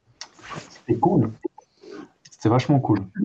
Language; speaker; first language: French; native; French